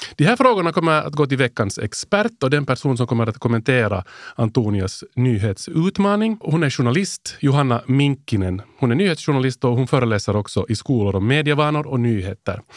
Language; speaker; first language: Swedish; native; Swedish